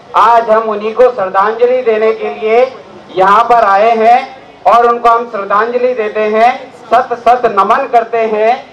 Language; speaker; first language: Hindi; native; Hindi